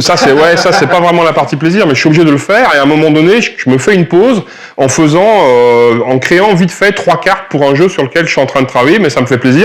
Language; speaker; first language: French; native; French